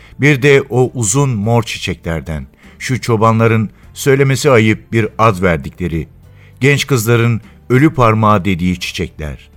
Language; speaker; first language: Turkish; native; Turkish